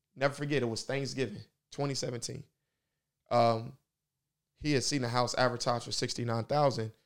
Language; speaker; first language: English; native; English